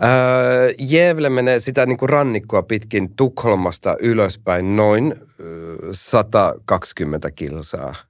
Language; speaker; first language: Finnish; early bilingual, heritage; Finnish